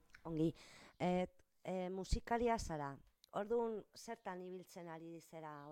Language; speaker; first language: Basque; non-native, local second language; Spanish